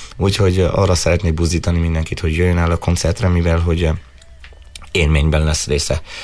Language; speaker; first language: Hungarian; native; Hungarian